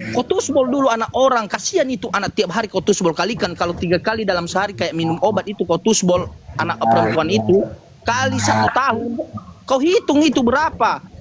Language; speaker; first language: Indonesian; non-native, local second language; Nias